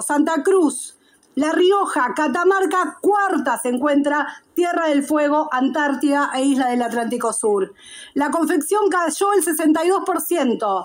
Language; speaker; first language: Spanish; native; Spanish